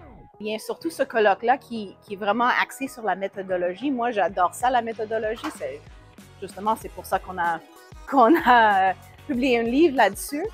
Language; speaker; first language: French; native; French